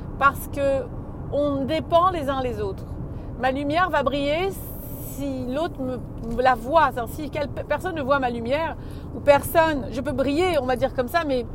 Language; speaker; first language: French; native; French